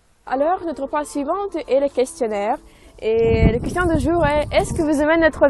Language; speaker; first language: French; non-native, learner; Russian